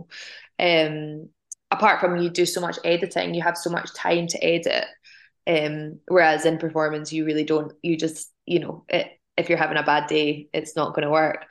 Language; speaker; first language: English; native; English